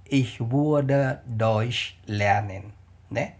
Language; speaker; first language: German; non-native, fluent; Khmer